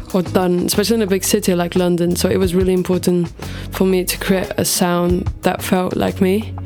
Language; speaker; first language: English; non-native, fluent; Portuguese